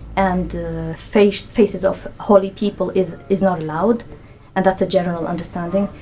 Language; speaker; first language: English; non-native, fluent; Arabic